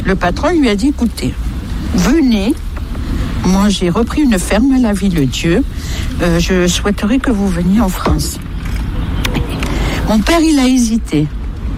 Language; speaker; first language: French; native; French